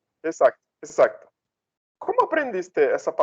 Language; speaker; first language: Spanish; non-native, fluent; Portuguese